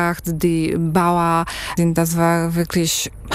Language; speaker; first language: German; non-native, fluent; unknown